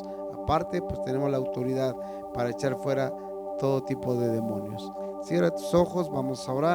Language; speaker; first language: Spanish; native; Spanish